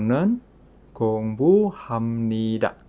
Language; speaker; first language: Korean; non-native, fluent; Indonesian